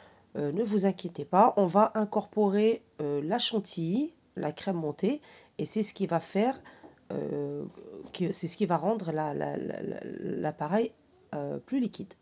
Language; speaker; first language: French; native; French